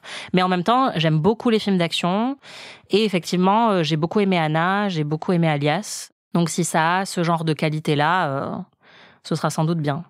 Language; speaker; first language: French; native; French